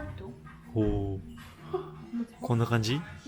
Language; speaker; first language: Japanese; native; Japanese